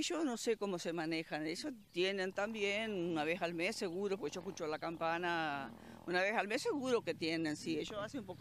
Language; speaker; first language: Spanish; native; Spanish